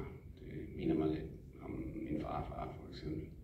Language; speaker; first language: Danish; non-native, fluent; English